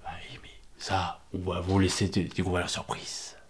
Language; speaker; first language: French; native; French